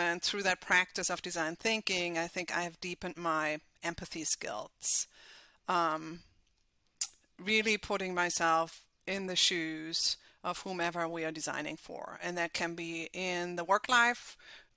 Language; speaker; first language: English; non-native, fluent; German